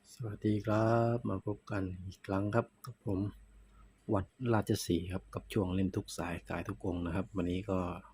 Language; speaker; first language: Thai; non-native, local second language; Northeastern Thai